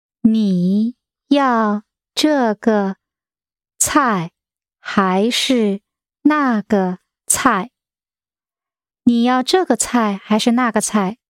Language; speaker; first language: Chinese; non-native, learner; English